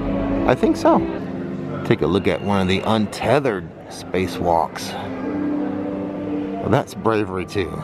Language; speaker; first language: English; native; English